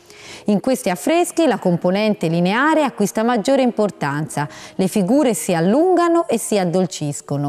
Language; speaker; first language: Italian; native; Italian